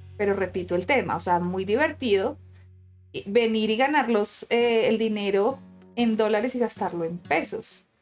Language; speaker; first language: Spanish; native; Spanish